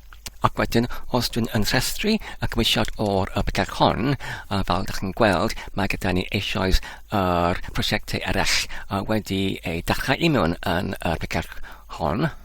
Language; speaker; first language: Welsh; non-native, fluent; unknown